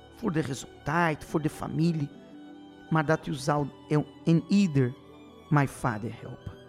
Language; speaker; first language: Dutch; non-native, fluent; Portuguese